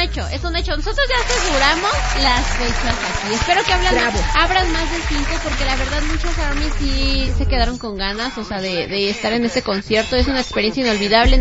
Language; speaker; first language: Spanish; native; Spanish